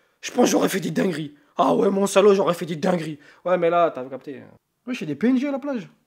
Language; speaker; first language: French; native; French